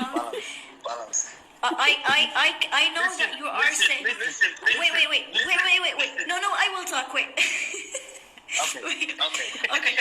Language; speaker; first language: English; non-native, fluent; Somali